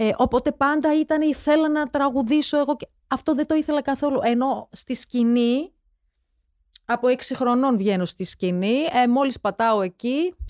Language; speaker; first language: Greek; non-native, fluent; Georgian